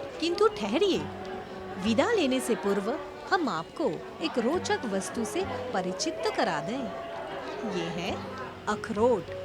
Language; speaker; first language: Hindi; non-native, local second language; Morisyen